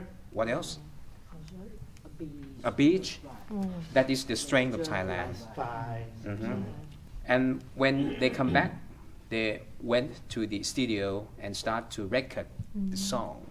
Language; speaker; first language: English; non-native, fluent; Thai